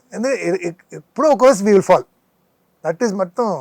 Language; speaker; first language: Telugu; non-native, local second language; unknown